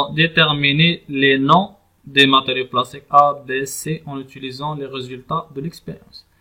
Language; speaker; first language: French; non-native, local second language; Arabic